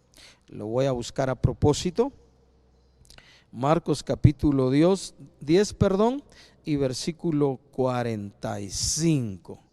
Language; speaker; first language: Spanish; native; Spanish